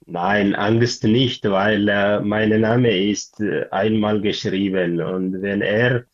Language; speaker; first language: German; non-native, learner; Tigrinya